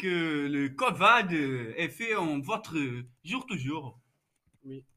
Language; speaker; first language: French; non-native, learner; Portuguese